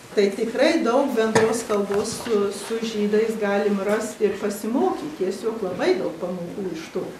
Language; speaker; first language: Lithuanian; early bilingual, heritage; Lithuanian